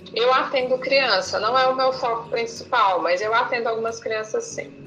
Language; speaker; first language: Portuguese; native; Portuguese